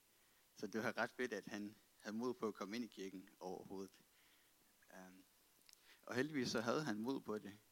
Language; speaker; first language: Danish; native; Danish